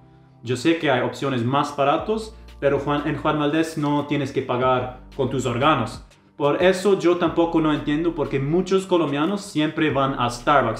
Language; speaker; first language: Spanish; non-native, fluent; German